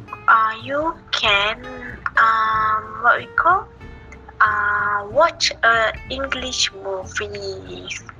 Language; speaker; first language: English; non-native, learner; Malay